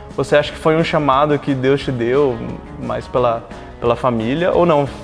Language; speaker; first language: Portuguese; native; Portuguese